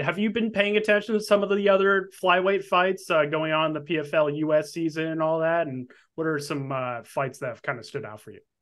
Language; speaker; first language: English; native; English